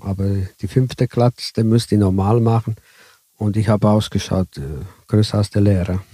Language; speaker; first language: German; early bilingual, heritage; Italian